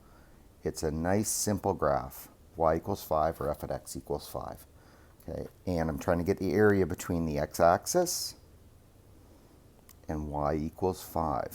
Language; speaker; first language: English; native; English